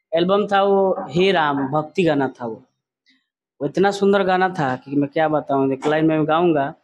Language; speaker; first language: Hindi; non-native, local second language; Bhojpuri